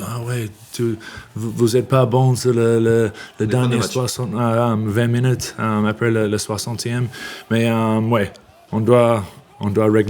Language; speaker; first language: French; non-native, learner; English